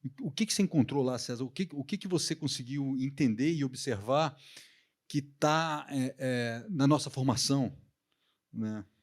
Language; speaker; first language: Portuguese; native; Portuguese